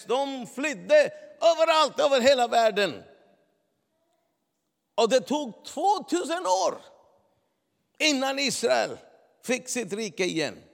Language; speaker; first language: Swedish; non-native, fluent; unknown